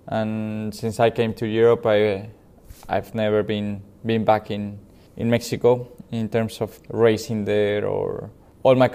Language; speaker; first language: English; non-native, fluent; Spanish